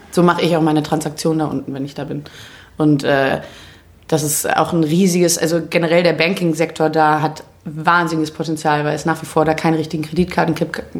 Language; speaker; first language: German; native; German